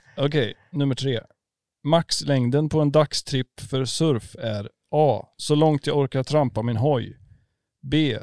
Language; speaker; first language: Swedish; native; Swedish